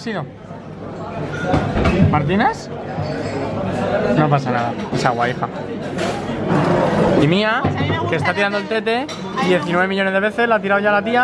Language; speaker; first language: Spanish; native; Spanish